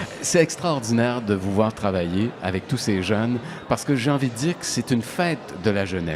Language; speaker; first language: French; native; French